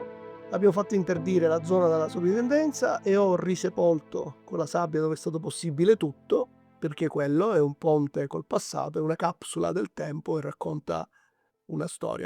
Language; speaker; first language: Italian; native; Italian